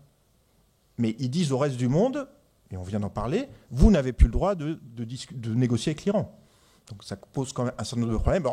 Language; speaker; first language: French; native; French